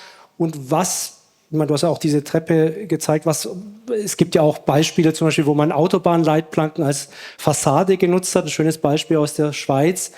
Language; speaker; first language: German; native; German